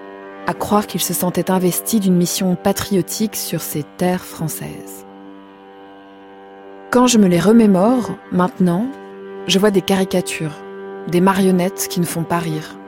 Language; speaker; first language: French; native; French